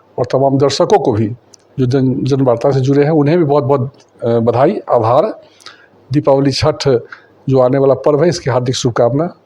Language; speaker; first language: Hindi; native; Hindi